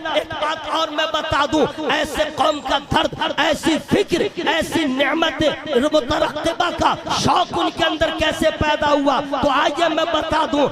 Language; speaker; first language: Hindi; non-native, local second language; Urdu